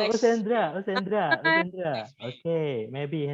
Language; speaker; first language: English; non-native, fluent; Indonesian